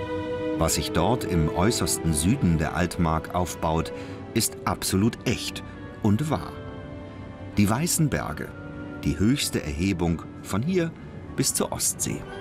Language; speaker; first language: German; native; German